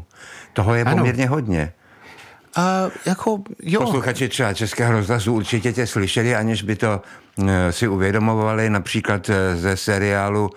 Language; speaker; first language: Czech; native; Czech